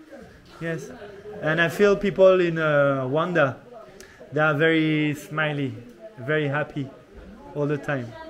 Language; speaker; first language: English; non-native, fluent; French